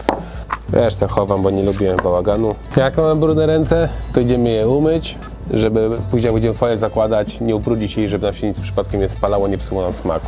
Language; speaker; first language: Polish; native; Polish